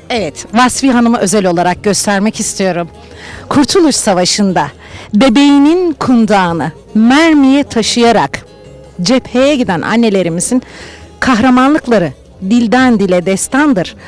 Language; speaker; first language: Turkish; native; Turkish